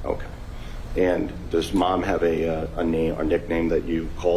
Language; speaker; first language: English; native; English